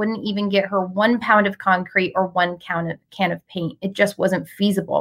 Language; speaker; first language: English; native; English